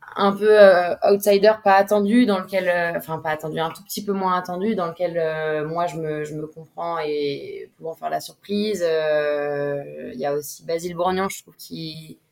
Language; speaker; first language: French; native; French